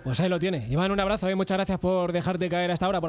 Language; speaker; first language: Spanish; native; Spanish